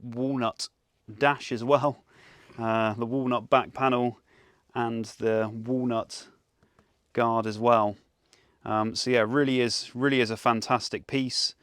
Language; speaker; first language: English; native; English